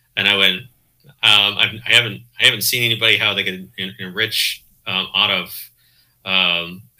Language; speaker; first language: English; native; English